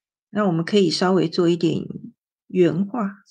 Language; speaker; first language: Chinese; native; Chinese